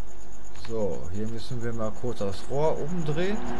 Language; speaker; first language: German; native; German